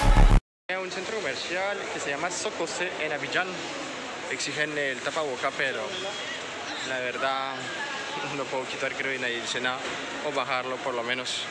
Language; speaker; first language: Spanish; non-native, fluent; French